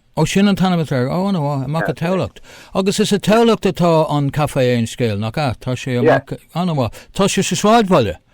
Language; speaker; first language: Irish; non-native, local second language; English